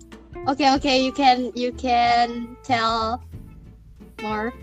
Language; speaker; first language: English; non-native, learner; Indonesian